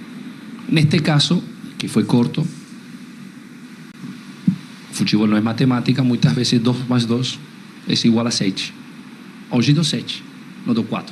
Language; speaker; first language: Portuguese; non-native, learner; Spanish